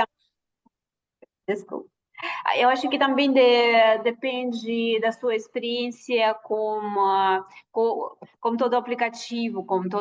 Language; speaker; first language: Portuguese; non-native, fluent; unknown